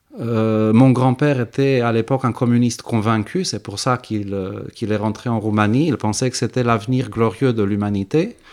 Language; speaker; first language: French; early bilingual, heritage; French